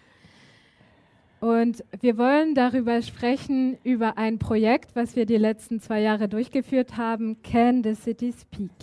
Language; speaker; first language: German; native; German